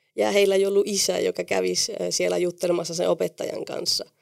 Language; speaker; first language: Finnish; non-native, fluent; Spanish